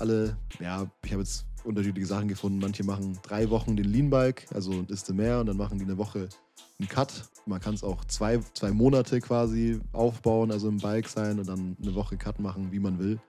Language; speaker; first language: German; native; German